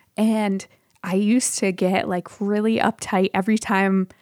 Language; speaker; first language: English; native; English